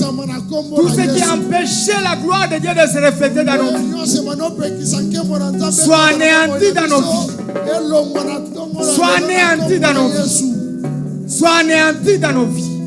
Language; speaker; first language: French; non-native, local second language; Lingala